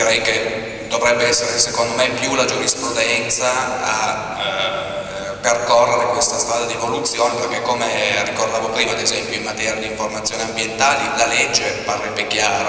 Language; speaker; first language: Italian; native; Italian